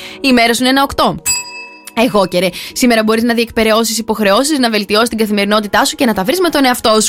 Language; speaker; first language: Greek; native; Greek